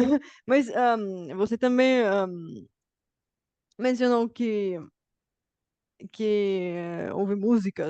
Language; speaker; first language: Portuguese; non-native, fluent; Bulgarian